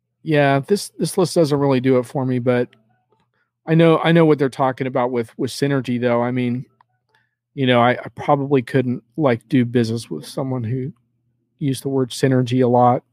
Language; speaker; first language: English; native; English